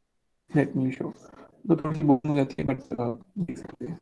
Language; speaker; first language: Hindi; native; Hindi